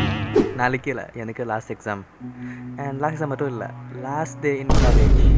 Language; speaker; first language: Tamil; non-native, learner; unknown